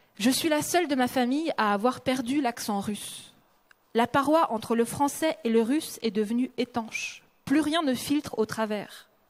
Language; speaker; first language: French; early bilingual, other home language; Russian